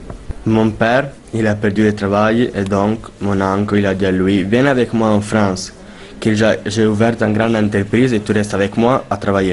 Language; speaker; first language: French; non-native, learner; Italian